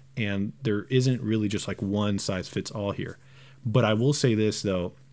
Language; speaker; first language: English; early bilingual, other home language; Romanian